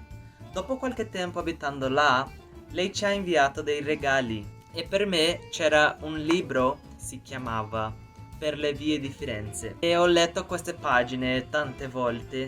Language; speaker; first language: Italian; non-native, learner; Portuguese